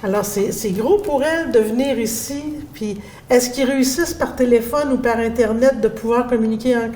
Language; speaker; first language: French; native; French